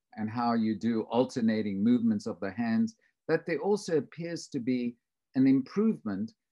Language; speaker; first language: English; native; English